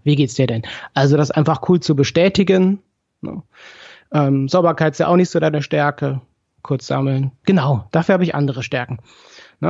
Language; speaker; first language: German; native; German